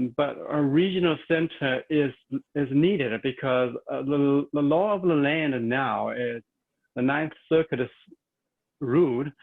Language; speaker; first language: English; non-native, fluent; Chinese